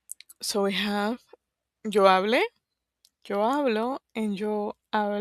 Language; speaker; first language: Spanish; non-native, fluent; English